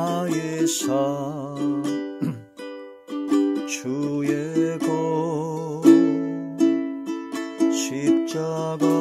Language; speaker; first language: Korean; native; Korean